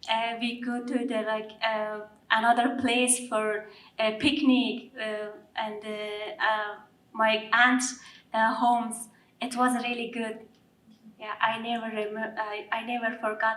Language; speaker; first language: English; non-native, learner; Persian